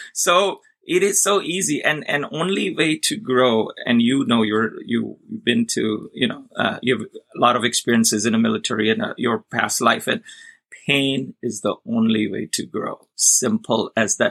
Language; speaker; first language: English; non-native, local second language; Gujarati